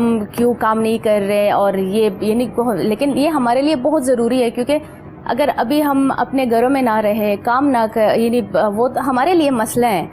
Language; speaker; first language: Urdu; non-native, local second language; Pashto